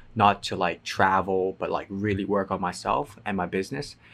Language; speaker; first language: English; non-native, fluent; Cantonese